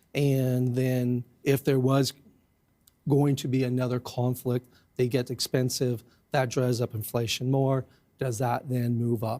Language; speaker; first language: English; native; English